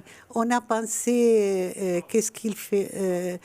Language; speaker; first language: French; non-native, fluent; Arabic